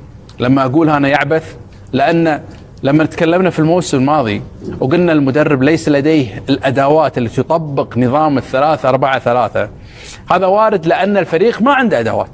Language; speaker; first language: Arabic; native; Arabic